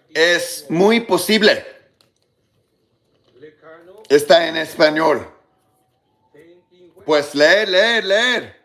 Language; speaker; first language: Spanish; non-native, learner; English